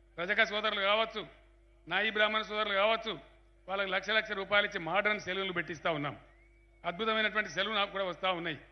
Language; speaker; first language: Telugu; native; Telugu